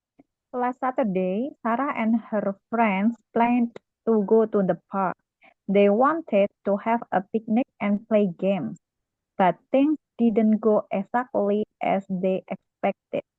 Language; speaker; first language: English; non-native, learner; Indonesian